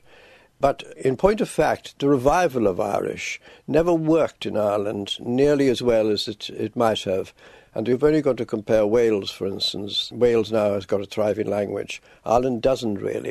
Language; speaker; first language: English; native; English